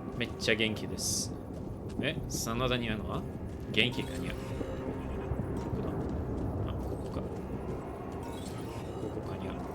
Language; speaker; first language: Japanese; non-native, learner; English